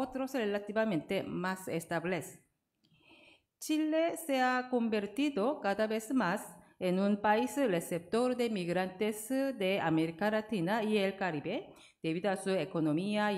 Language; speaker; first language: Spanish; non-native, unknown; Korean